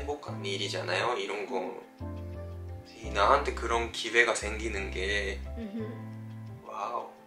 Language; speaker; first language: Korean; non-native, fluent; Japanese